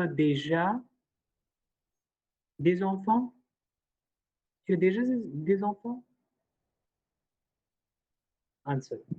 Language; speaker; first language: French; non-native, fluent; Hindi